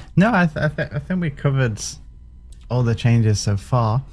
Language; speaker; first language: English; native; English